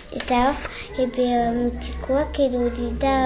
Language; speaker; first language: Basque; non-native, local second language; French